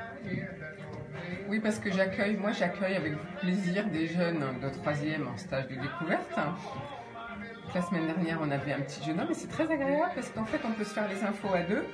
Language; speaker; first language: French; native; French